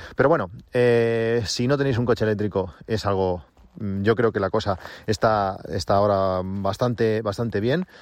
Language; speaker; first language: Spanish; native; Spanish